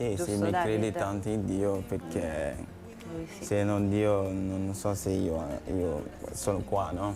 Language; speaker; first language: Italian; non-native, learner; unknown